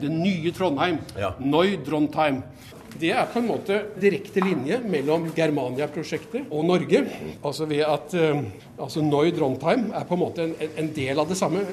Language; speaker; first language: Norwegian; native; Norwegian